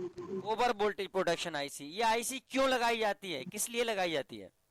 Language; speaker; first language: Hindi; native; Hindi